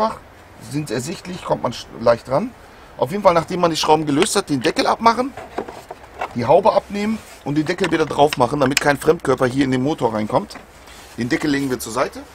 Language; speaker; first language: German; native; German